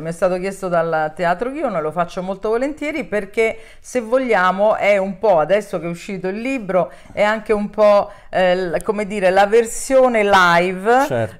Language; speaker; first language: Italian; native; Italian